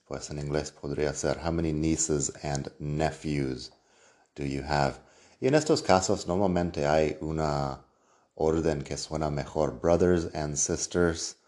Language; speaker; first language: Spanish; non-native, fluent; English